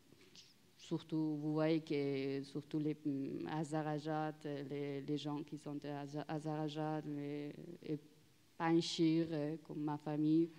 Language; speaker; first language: French; non-native, learner; Persian